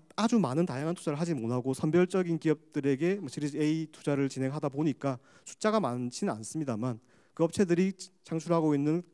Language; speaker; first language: Korean; native; Korean